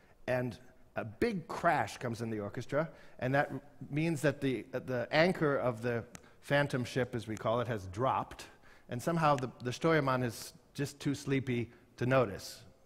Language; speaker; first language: English; native; English